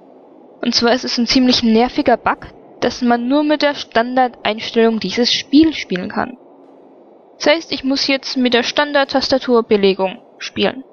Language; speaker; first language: German; native; German